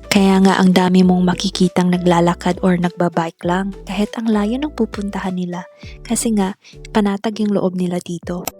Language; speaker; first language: Filipino; native; Filipino